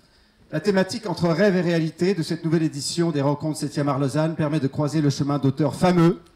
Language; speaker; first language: French; native; French